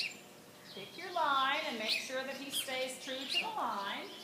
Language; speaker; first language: English; native; English